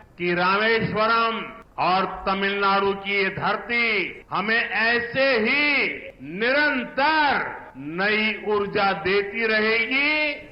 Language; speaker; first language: Hindi; non-native, local second language; Gujarati